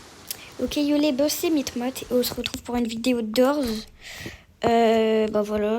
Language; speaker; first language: French; native; French